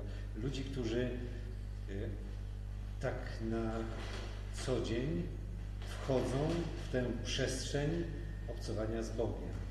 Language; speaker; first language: Polish; native; Polish